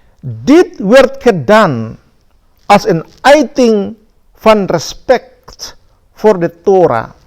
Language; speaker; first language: Dutch; non-native, fluent; Indonesian